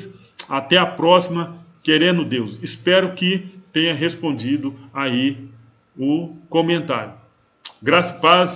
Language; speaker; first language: Portuguese; native; Portuguese